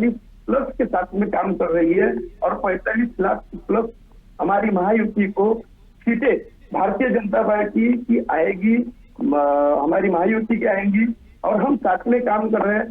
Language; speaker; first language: Hindi; non-native, local second language; Marathi